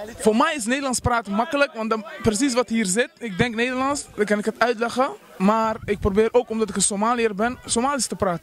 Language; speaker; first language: Dutch; early bilingual, other home language; Somali